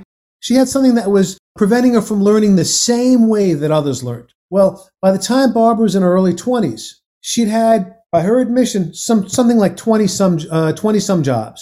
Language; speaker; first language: English; native; English